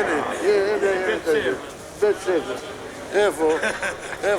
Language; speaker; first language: Hebrew; non-native, local second language; Arabic